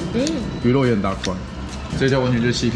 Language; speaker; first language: Chinese; native; Chinese